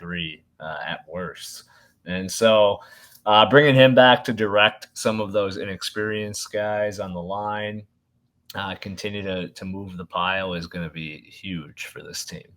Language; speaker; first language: English; native; English